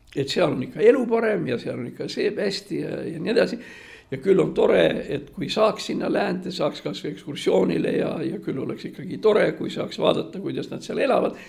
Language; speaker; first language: Estonian; non-native, local second language; Russian